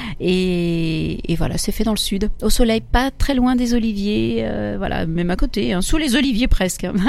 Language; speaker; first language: French; early bilingual, other home language; Italian